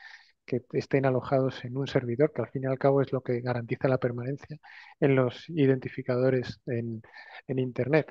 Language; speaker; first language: Spanish; native; Spanish